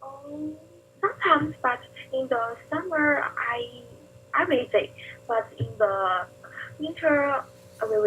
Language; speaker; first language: English; non-native, learner; Chinese